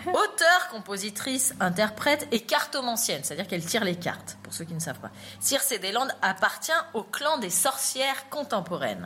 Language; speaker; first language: French; native; French